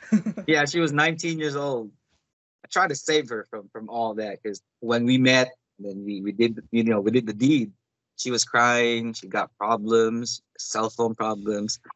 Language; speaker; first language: English; non-native, local second language; Cebuano